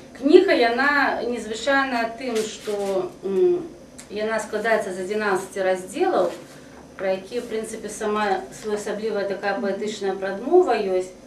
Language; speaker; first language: Belarusian; non-native, local second language; Russian